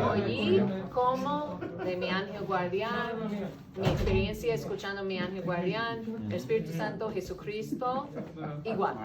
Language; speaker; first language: Spanish; non-native, learner; English